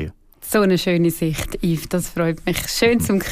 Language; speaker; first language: German; native; German